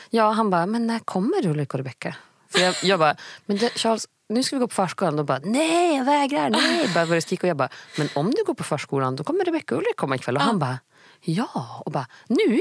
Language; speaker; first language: Swedish; native; Swedish